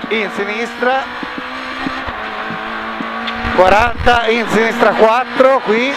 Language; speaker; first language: Italian; native; Italian